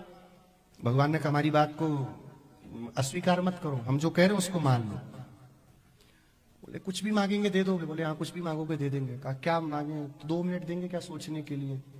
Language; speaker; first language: Hindi; native; Hindi